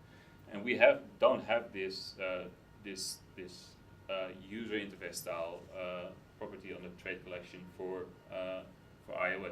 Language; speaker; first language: English; non-native, fluent; Dutch